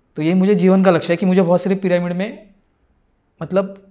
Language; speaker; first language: Hindi; non-native, local second language; Marathi